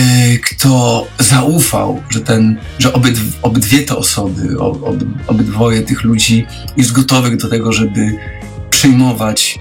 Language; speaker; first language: Polish; native; Polish